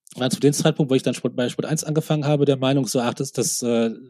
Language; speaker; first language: German; native; German